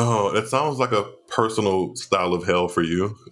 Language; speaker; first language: English; native; English